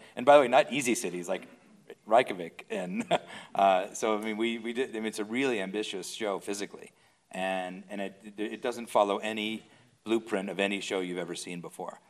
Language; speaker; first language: English; native; English